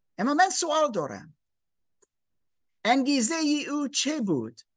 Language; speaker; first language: Persian; non-native, learner; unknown